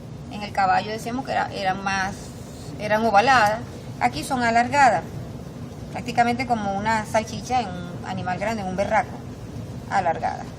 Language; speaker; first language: Spanish; native; Spanish